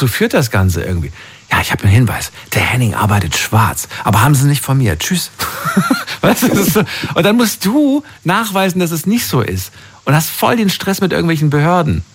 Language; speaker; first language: German; native; German